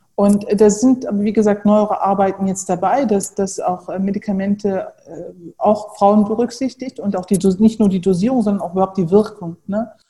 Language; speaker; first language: German; early bilingual, other home language; Turkish